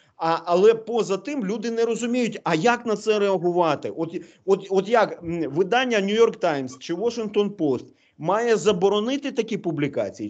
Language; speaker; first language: Ukrainian; native; Ukrainian